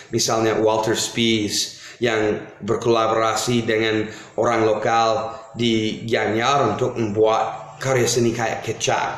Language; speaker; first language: Indonesian; non-native, fluent; English